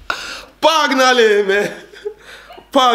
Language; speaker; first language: Russian; non-native, learner; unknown